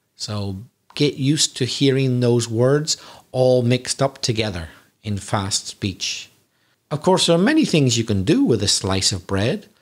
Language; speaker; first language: English; native; English